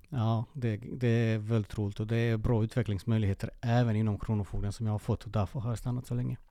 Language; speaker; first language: Swedish; early bilingual, other home language; Serbian